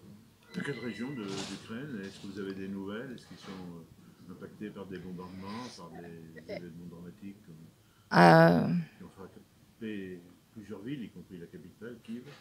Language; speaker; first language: French; native; French